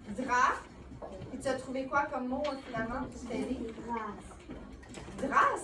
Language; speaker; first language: French; native; French